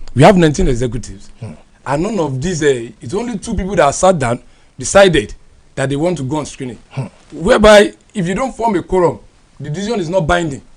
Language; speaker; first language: English; non-native, local second language; Yoruba